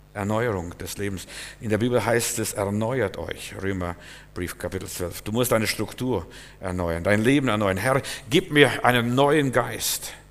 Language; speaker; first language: German; non-native, fluent; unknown